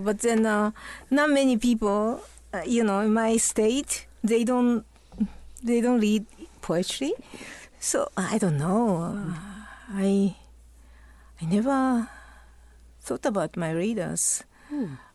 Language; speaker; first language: English; non-native, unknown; Japanese